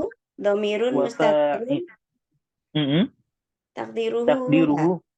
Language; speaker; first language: Arabic; non-native, learner; Indonesian